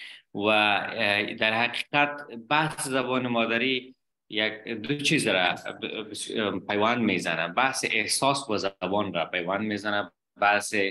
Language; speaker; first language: Persian; native; Persian